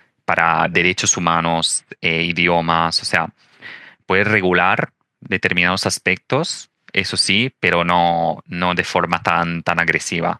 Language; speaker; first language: Spanish; non-native, fluent; Italian